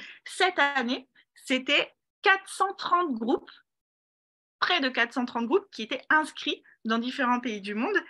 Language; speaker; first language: French; native; French